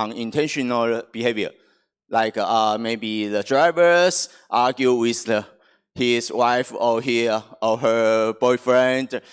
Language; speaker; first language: English; non-native, fluent; Chinese